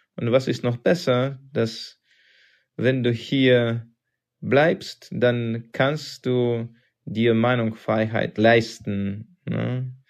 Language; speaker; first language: German; non-native, fluent; Russian